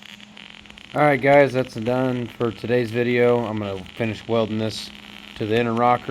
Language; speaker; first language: English; native; English